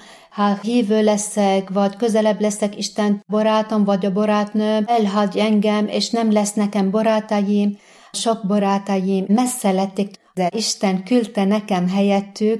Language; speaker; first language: Hungarian; non-native, fluent; Arabic